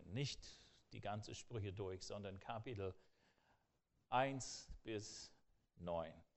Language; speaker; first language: German; non-native, fluent; English